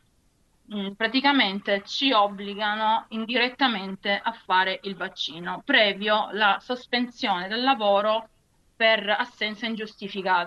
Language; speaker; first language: Italian; native; Italian